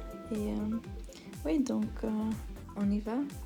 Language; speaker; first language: French; non-native, learner; English